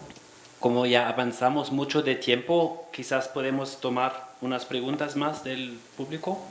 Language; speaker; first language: Spanish; non-native, fluent; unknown